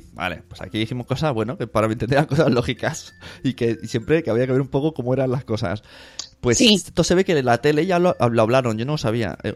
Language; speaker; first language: Spanish; native; Spanish